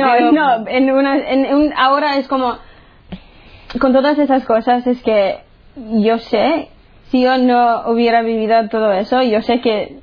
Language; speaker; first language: Spanish; early bilingual, heritage; English